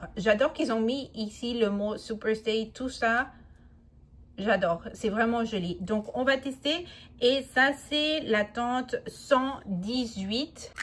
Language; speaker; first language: French; non-native, fluent; Spanish